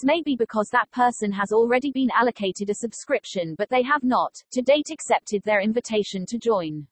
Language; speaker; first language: English; native; English